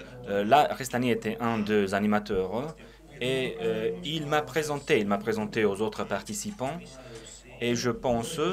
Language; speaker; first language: French; non-native, fluent; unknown